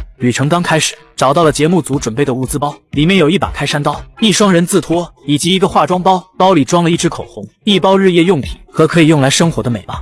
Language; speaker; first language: Chinese; native; Chinese